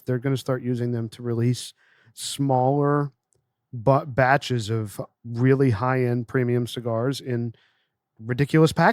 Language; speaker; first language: English; native; English